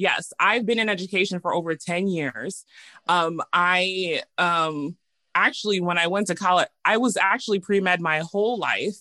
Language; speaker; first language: English; native; English